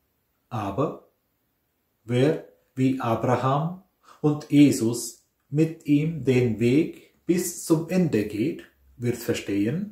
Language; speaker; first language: German; non-native, fluent; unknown